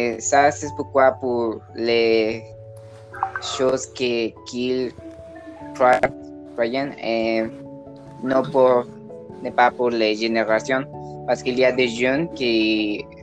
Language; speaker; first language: French; non-native, learner; Spanish